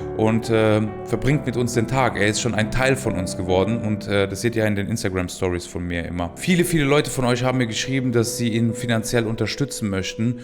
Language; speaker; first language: German; native; German